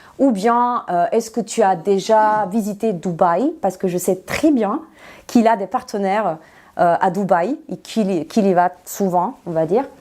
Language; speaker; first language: French; non-native, fluent; Serbian